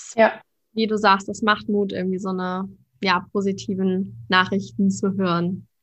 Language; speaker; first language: German; native; German